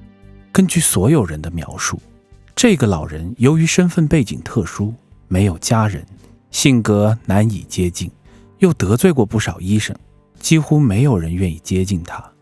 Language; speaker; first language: Chinese; native; Chinese